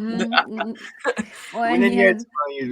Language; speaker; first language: Russian; non-native, learner; English